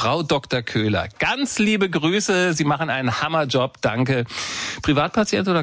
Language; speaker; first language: German; native; German